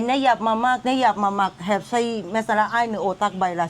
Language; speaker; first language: Turkish; non-native, learner; Thai